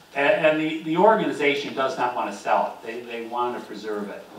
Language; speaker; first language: English; native; English